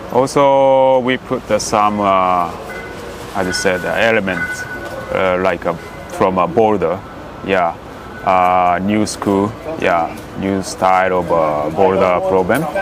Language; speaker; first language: English; non-native, learner; Japanese